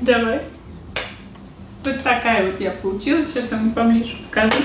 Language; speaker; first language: Russian; native; Russian